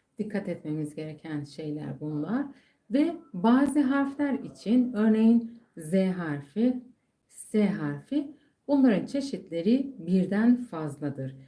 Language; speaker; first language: Turkish; non-native, fluent; Persian